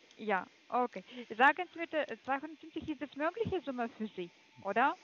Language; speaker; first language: German; non-native, learner; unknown